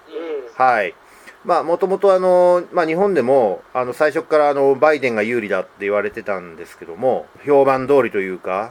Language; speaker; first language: Japanese; native; Japanese